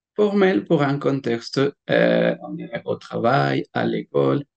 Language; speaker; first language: French; non-native, fluent; Spanish